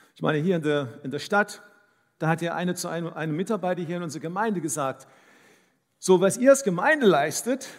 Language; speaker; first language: German; non-native, fluent; English